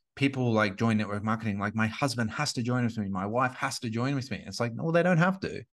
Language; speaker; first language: English; native; English